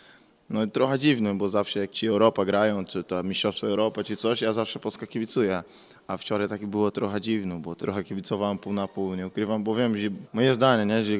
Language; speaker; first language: Polish; non-native, learner; Portuguese